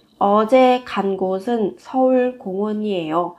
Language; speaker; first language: Korean; non-native, fluent; Vietnamese